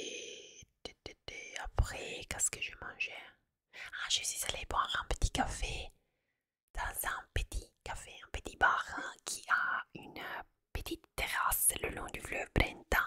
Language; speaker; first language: French; non-native, fluent; Italian